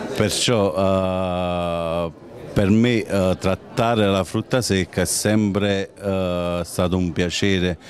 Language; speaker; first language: Italian; native; Italian